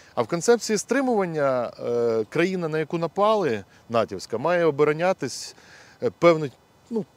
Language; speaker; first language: Ukrainian; native; Ukrainian